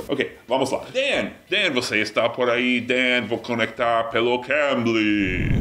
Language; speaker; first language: Portuguese; non-native, fluent; English